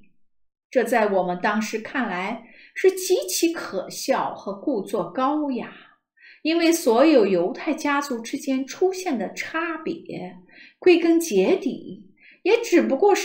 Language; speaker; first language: Chinese; native; Chinese